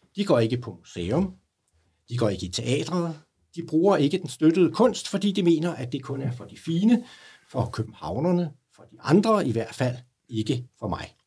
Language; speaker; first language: Danish; native; Danish